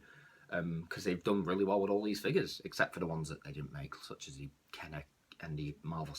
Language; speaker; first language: English; native; English